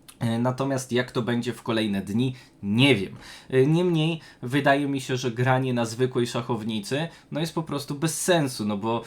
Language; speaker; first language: Polish; native; Polish